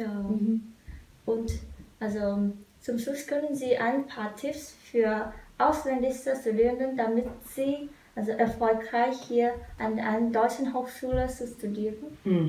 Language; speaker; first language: German; non-native, fluent; Vietnamese